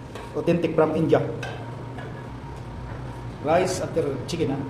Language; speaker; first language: English; non-native, local second language; Filipino